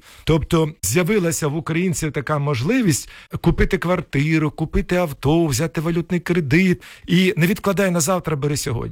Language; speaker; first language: Ukrainian; native; Ukrainian